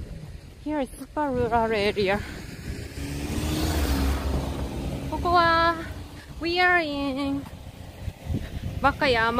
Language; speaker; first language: English; non-native, learner; Japanese